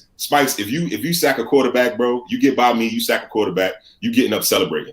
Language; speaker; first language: English; native; English